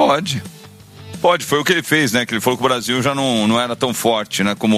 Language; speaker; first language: Portuguese; native; Portuguese